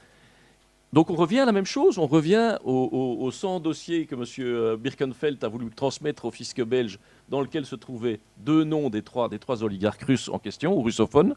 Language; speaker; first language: French; native; French